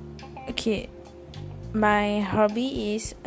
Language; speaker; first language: English; non-native, learner; Malay